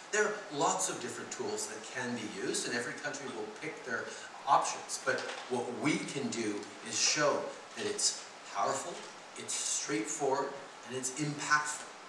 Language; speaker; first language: English; native; English